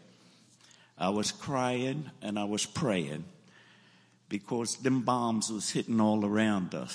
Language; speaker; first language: English; native; English